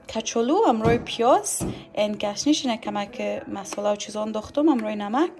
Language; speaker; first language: Persian; native; Persian